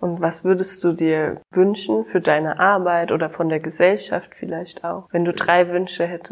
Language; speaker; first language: German; native; German